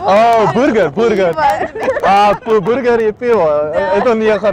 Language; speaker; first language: Russian; non-native, learner; Dutch